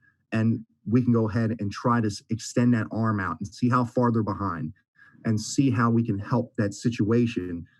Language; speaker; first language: English; native; English